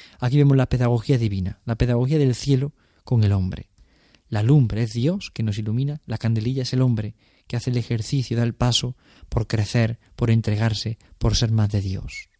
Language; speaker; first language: Spanish; native; Spanish